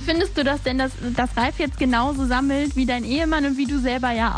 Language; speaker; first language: German; native; German